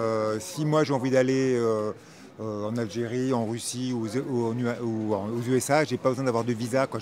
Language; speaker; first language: French; native; French